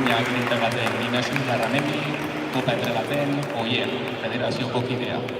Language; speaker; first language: Basque; native; Basque